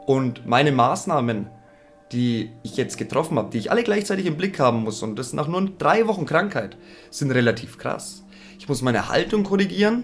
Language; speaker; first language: German; native; German